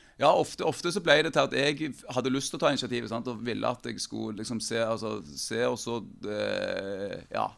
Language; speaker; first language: Norwegian; native; Norwegian